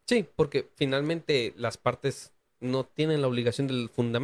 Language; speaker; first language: Spanish; native; Spanish